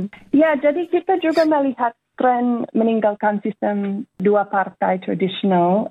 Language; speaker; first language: Indonesian; non-native, fluent; English